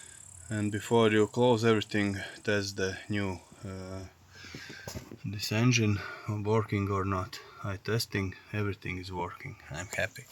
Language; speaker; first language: English; non-native, learner; Latvian